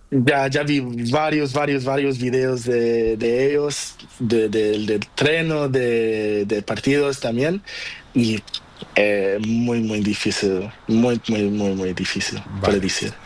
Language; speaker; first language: Spanish; non-native, learner; Portuguese